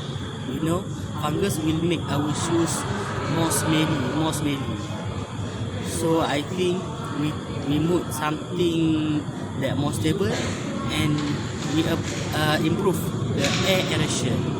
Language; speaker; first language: English; non-native, learner; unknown